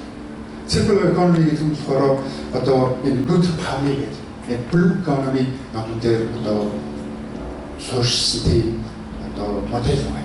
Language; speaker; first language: Mongolian; early bilingual, heritage; Mongolian